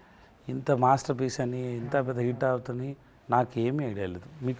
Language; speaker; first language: Telugu; non-native, learner; Tamil